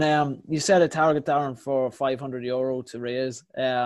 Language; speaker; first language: English; native; English